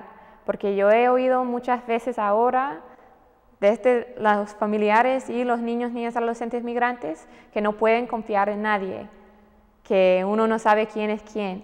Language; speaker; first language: Spanish; non-native, fluent; English